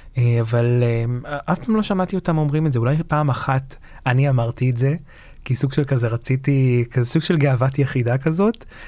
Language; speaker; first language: Hebrew; early bilingual, other home language; Arabic